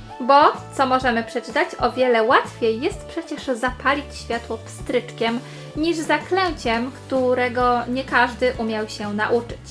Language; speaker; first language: Polish; native; Polish